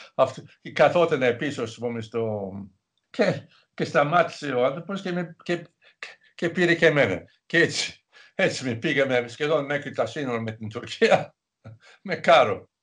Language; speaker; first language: Greek; non-native, fluent; English